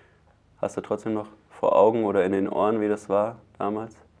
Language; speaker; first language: German; native; German